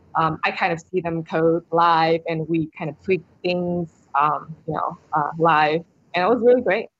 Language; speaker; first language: English; non-native, fluent; Vietnamese